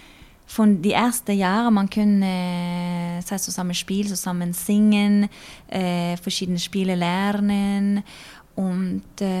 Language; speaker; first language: German; non-native, learner; Norwegian